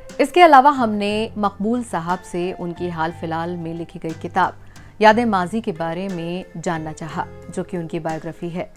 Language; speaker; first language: Urdu; native; Urdu